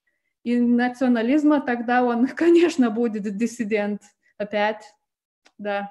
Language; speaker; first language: Russian; non-native, fluent; Lithuanian